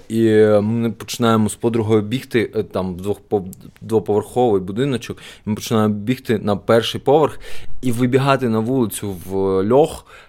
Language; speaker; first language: Ukrainian; non-native, local second language; Russian